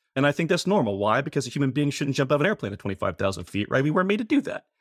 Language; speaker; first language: English; native; English